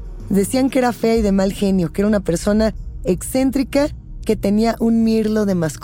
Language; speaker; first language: Spanish; native; Spanish